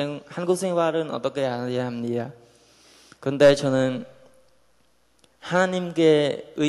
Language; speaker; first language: Korean; non-native, learner; Khmer